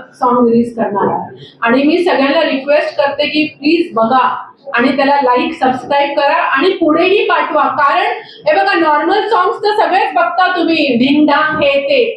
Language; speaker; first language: Marathi; non-native, local second language; Punjabi